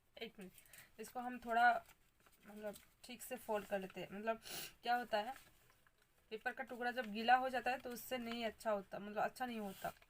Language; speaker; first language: Hindi; non-native, local second language; Bangla